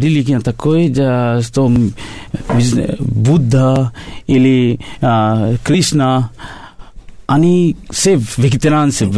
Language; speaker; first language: Russian; non-native, learner; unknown